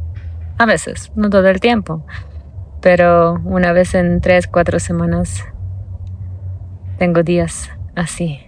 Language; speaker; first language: Spanish; non-native, fluent; Polish